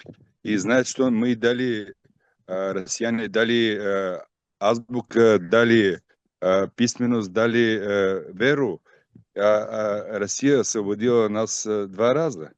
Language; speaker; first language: Russian; non-native, learner; Bulgarian